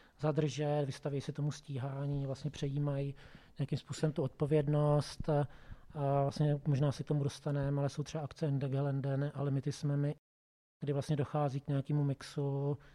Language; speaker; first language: Czech; native; Czech